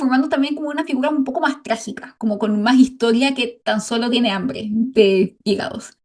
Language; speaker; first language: Spanish; native; Spanish